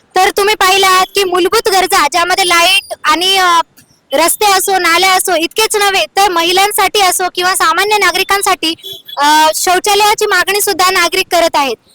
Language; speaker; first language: Marathi; native; Marathi